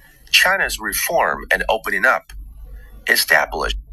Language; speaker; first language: English; non-native, fluent; Chinese